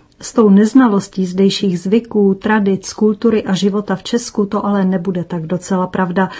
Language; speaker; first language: Czech; native; Czech